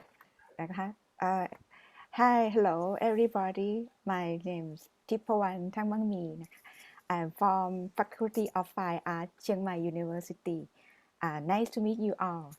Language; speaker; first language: English; non-native, fluent; Thai